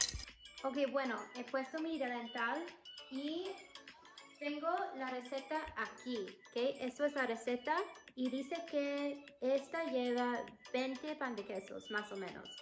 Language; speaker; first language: Spanish; non-native, fluent; English